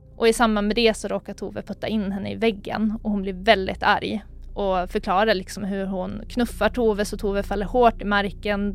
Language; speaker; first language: Swedish; native; Swedish